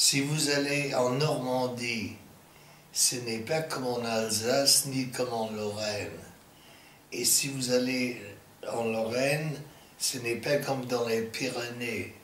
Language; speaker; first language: French; non-native, fluent; English